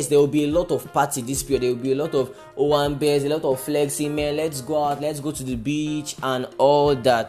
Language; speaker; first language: English; non-native, local second language; Igbo